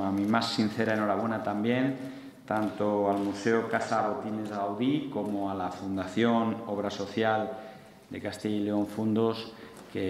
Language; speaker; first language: Spanish; native; Spanish